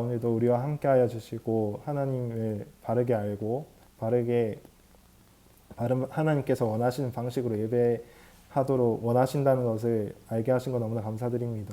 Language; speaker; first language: Korean; native; Korean